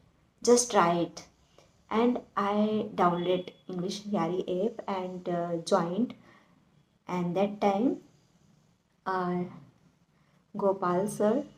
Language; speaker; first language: English; non-native, learner; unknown